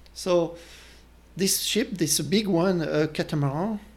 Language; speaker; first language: English; non-native, fluent; French